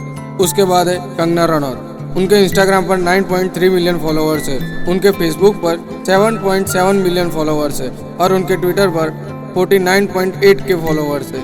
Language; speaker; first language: Hindi; native; Hindi